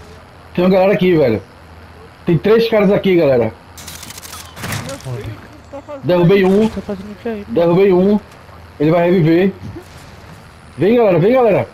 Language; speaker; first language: Portuguese; native; Portuguese